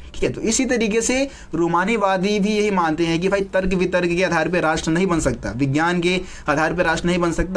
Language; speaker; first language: Hindi; native; Hindi